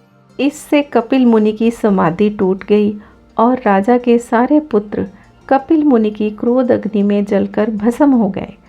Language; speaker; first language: Hindi; native; Hindi